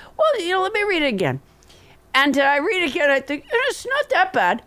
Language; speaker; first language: English; native; English